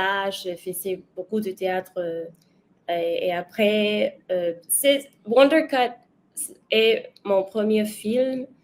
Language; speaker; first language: French; non-native, learner; Spanish